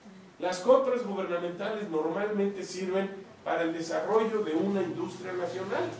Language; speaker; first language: Spanish; native; Spanish